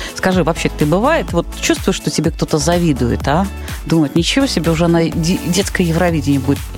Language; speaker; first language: Russian; native; Russian